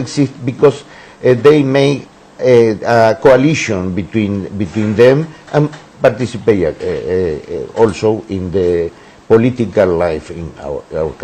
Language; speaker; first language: English; non-native, learner; Spanish